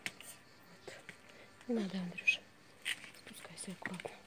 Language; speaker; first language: Russian; native; Russian